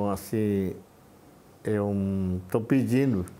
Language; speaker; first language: Portuguese; non-native, local second language; Yanomámi